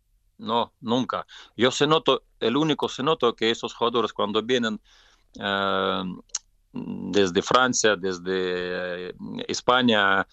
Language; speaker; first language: Spanish; non-native, fluent; Russian